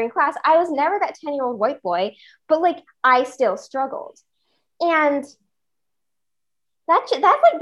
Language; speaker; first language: English; native; English